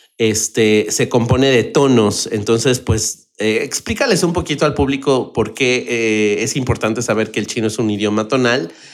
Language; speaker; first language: Spanish; native; Spanish